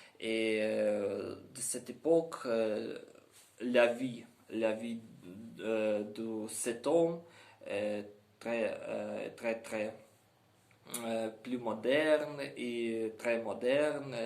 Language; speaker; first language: French; non-native, learner; Ukrainian